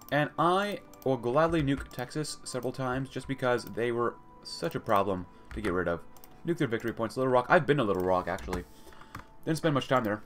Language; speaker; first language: English; native; English